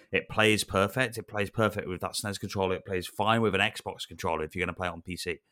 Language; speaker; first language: English; native; English